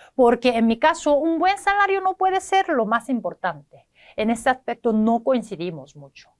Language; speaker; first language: Spanish; non-native, fluent; Korean